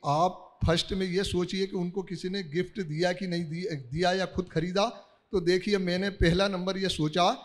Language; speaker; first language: Hindi; native; Hindi